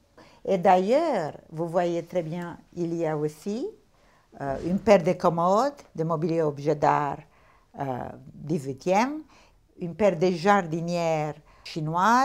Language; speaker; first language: French; non-native, fluent; Portuguese